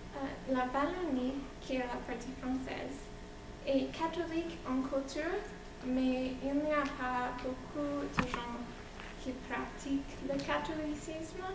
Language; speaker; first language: French; non-native, learner; English